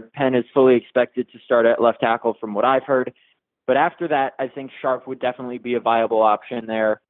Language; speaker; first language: English; native; English